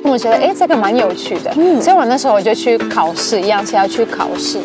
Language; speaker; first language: Chinese; non-native, fluent; Russian